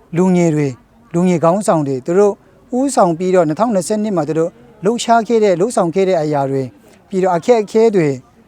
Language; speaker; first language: Burmese; non-native, local second language; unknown